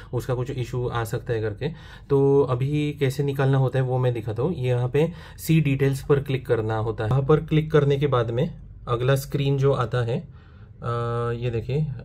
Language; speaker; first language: Hindi; non-native, local second language; Marathi